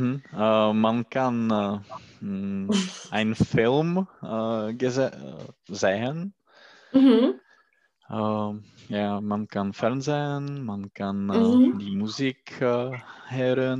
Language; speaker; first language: German; non-native, learner; Czech